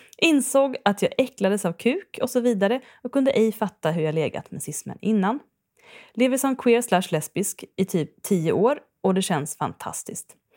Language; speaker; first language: Swedish; native; Swedish